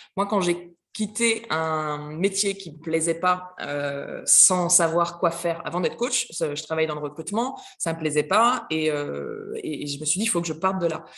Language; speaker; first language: French; native; French